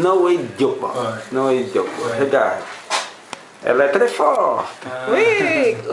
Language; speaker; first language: French; non-native, learner; Portuguese